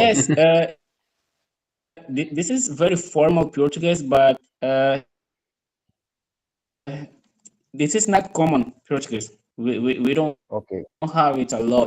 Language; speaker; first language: English; non-native, fluent; Portuguese